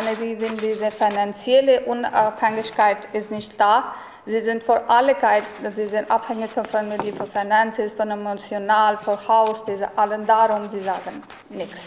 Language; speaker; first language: German; non-native, learner; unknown